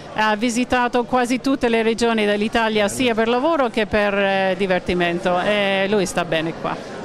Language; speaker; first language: Italian; native; Italian